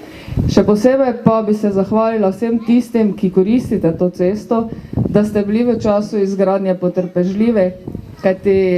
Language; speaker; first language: Slovenian; native; Slovenian